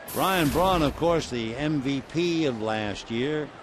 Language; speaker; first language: English; native; English